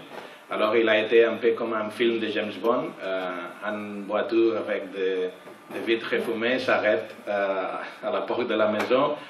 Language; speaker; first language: French; non-native, learner; Catalan